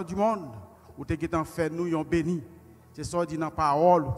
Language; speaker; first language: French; non-native, local second language; Haitian Creole